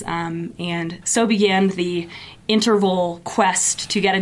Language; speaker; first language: English; native; English